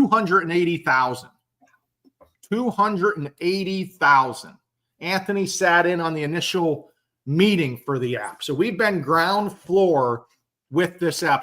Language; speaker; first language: English; native; English